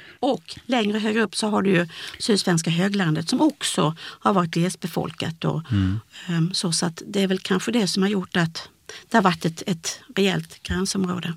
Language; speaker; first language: Swedish; native; Swedish